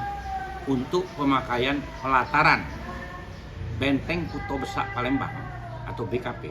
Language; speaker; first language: Indonesian; native; Indonesian